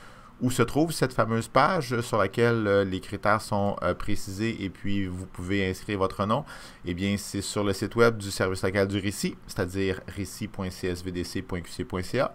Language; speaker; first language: French; native; French